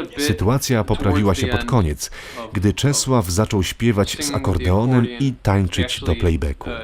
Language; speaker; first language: Polish; non-native, fluent; English